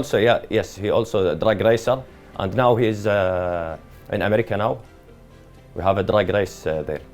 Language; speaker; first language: English; non-native, learner; Arabic